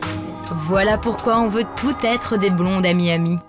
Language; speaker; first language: French; native; French